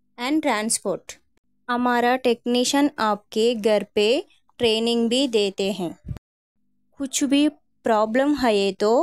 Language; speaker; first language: Hindi; non-native, local second language; Telugu